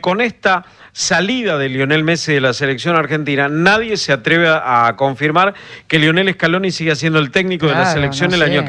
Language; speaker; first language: Spanish; native; Spanish